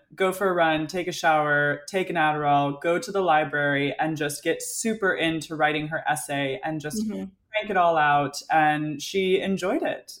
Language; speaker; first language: English; native; English